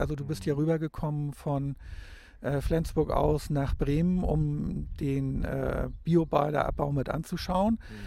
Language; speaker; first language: German; native; German